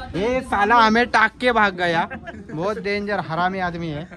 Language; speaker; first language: Hindi; non-native, local second language; Marathi